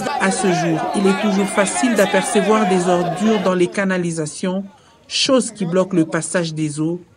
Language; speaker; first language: French; non-native, local second language; Swahili